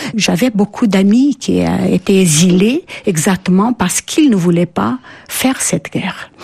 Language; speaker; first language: French; non-native, fluent; Portuguese